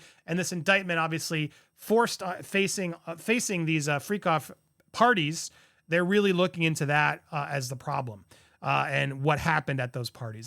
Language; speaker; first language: English; native; English